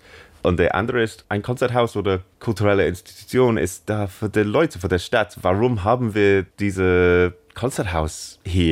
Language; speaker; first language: German; non-native, fluent; English